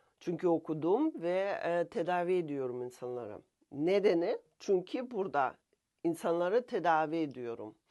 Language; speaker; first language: Turkish; non-native, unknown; Russian